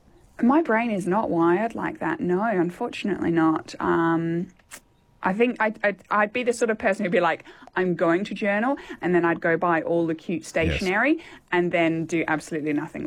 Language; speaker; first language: English; native; English